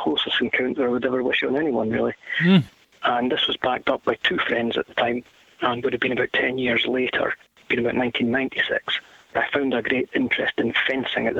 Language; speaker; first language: English; native; English